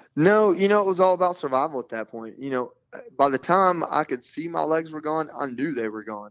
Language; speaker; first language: English; native; English